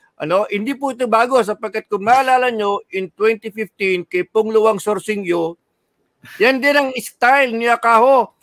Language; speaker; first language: Filipino; native; Filipino